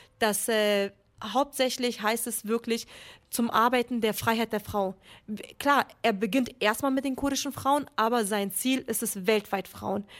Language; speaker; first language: German; early bilingual, other home language; Kurdish